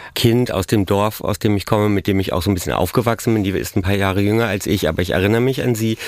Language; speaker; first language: German; native; German